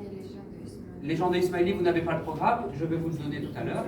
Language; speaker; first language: French; native; French